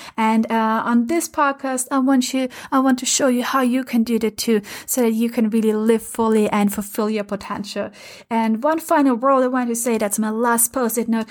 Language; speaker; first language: English; non-native, fluent; German